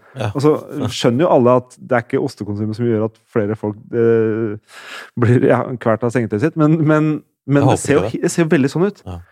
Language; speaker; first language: Norwegian; native; Norwegian